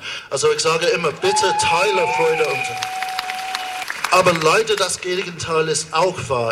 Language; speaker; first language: German; non-native, fluent; English